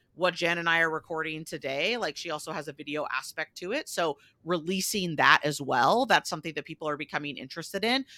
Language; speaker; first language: English; native; English